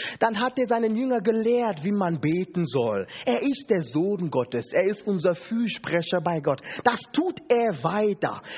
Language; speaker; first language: German; non-native, fluent; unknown